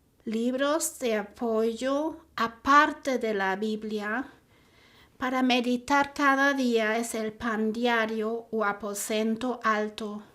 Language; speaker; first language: Spanish; non-native, fluent; German